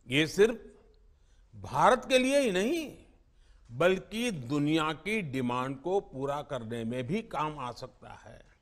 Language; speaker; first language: Hindi; non-native, local second language; Gujarati